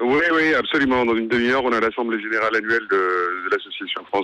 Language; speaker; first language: French; native; French